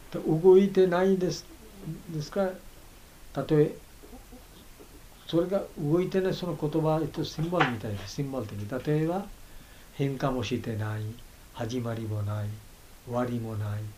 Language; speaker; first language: Japanese; non-native, learner; Bangla